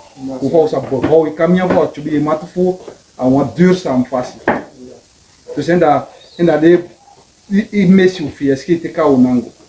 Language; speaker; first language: Dutch; non-native, local second language; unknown